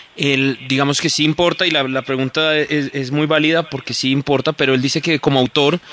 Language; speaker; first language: Spanish; native; Spanish